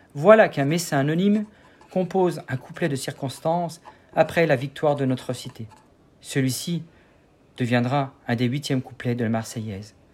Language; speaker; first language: French; native; French